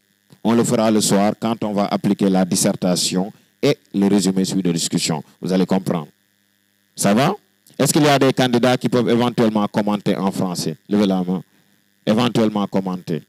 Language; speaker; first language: French; non-native, local second language; Wolof